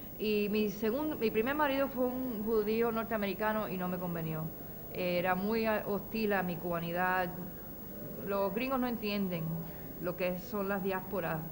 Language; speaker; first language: Spanish; non-native, local second language; Yiddish